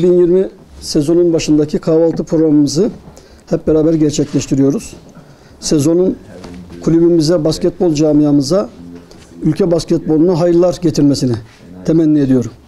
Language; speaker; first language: Turkish; native; Turkish